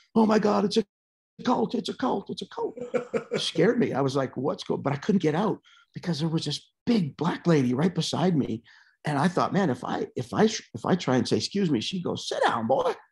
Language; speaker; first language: English; native; English